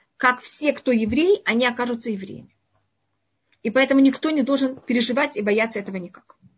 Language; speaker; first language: Russian; early bilingual, heritage; Russian